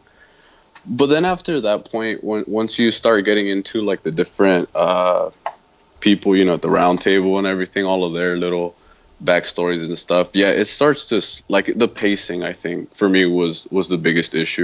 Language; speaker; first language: English; non-native, fluent; Spanish